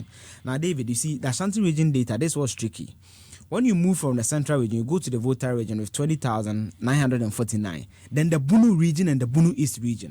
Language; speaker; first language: English; non-native, local second language; Akan